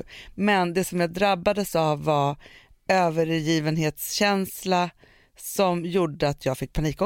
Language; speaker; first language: Swedish; native; Swedish